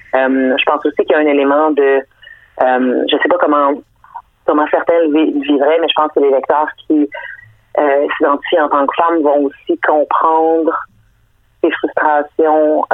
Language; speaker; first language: French; early bilingual, other home language; Danish